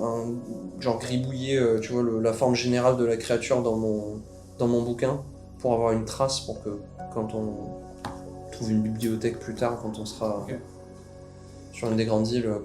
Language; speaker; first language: French; native; French